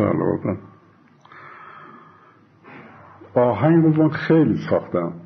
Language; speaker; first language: Persian; native; Persian